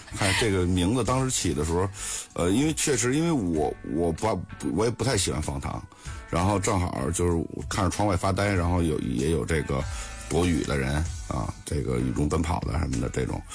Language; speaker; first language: Chinese; native; Chinese